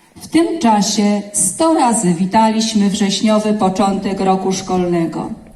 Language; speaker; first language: Polish; native; Polish